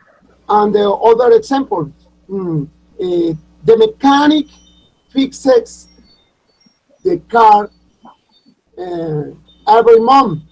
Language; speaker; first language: English; non-native, learner; Spanish